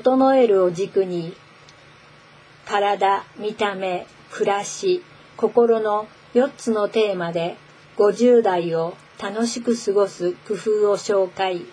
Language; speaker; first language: Japanese; native; Japanese